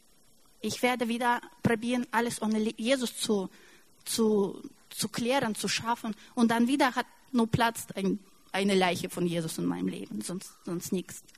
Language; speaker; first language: German; non-native, fluent; Russian